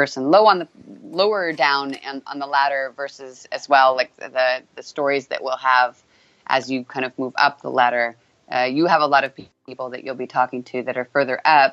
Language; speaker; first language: English; native; English